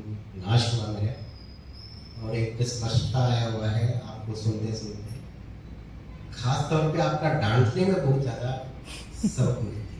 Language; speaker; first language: Hindi; non-native, local second language; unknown